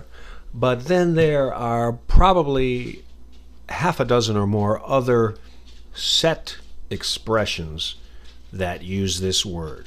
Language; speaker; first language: English; native; English